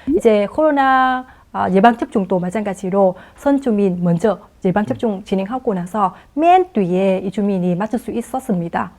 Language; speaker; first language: Korean; non-native, fluent; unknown